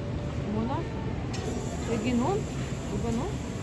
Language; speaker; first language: Korean; non-native, learner; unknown